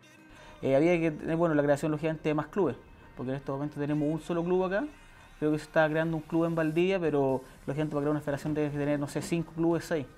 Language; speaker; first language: Spanish; native; Spanish